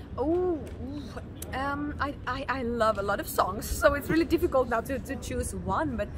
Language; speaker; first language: English; non-native, fluent; Finnish